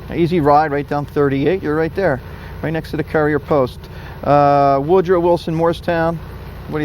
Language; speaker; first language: English; native; English